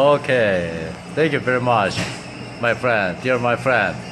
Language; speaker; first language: English; non-native, learner; Korean